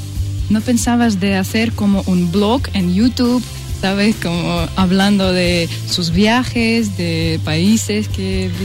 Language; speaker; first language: Spanish; non-native, learner; Russian